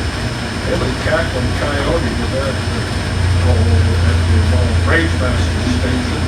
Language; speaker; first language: English; native; English